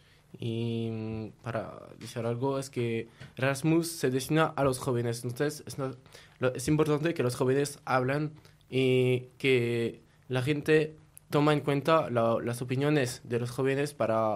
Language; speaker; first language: Spanish; non-native, learner; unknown